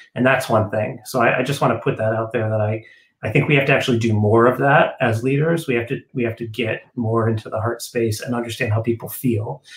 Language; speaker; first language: English; native; English